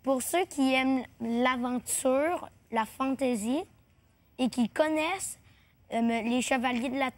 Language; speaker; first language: French; native; French